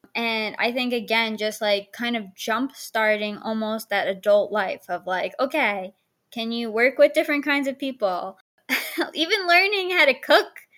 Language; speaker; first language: English; native; English